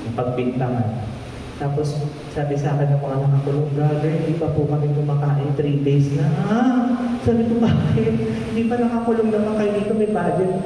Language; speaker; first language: Filipino; non-native, local second language; Pampanga